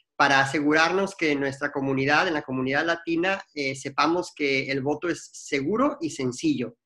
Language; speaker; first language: Spanish; native; Spanish